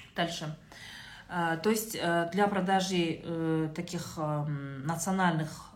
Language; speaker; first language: Russian; non-native, local second language; Kazakh